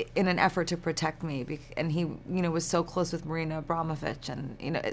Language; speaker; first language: English; native; English